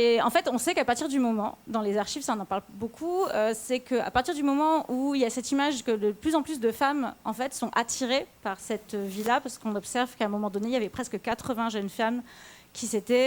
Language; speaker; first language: French; native; French